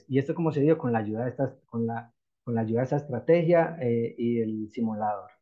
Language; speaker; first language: Spanish; native; Spanish